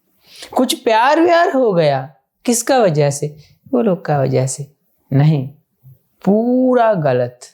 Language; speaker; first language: Hindi; non-native, fluent; Sinhala